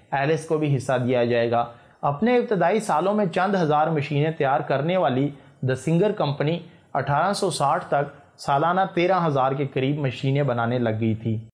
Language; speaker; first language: Urdu; native; Urdu